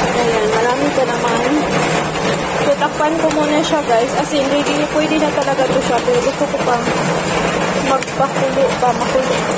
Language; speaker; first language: Filipino; non-native, local second language; Cebuano